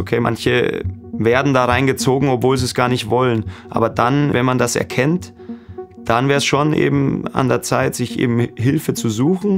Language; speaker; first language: German; native; German